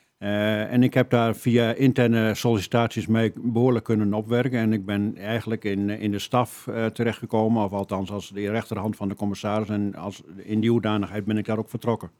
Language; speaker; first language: Dutch; native; Dutch